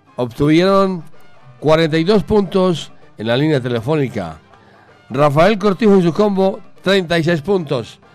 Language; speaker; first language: Spanish; native; Spanish